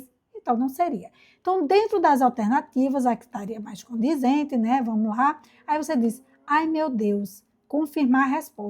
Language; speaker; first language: Portuguese; native; Portuguese